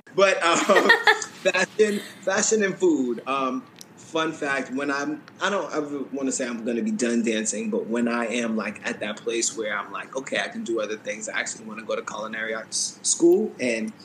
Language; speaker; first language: English; native; English